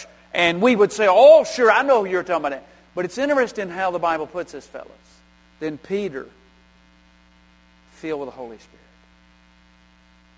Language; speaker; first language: English; native; English